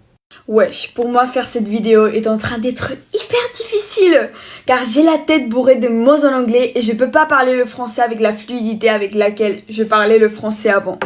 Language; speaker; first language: French; early bilingual, heritage; French